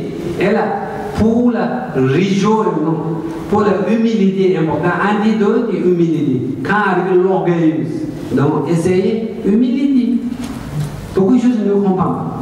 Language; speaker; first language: French; non-native, learner; Tibetan